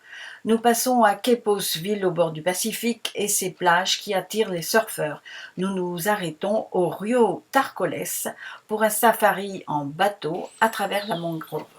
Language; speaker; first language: French; native; French